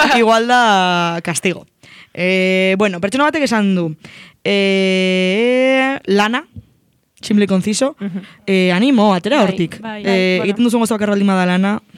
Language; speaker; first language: Basque; non-native, local second language; Spanish